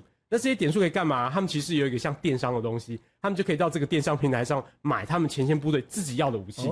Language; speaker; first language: Chinese; native; Chinese